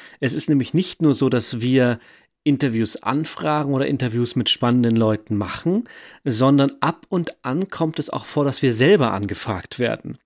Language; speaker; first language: German; native; German